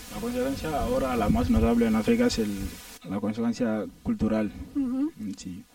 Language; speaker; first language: Spanish; non-native, learner; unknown